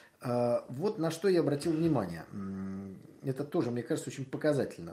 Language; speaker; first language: Russian; native; Russian